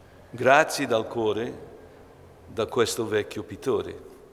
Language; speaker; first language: Italian; non-native, fluent; English